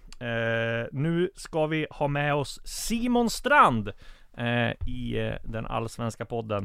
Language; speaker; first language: Swedish; native; Swedish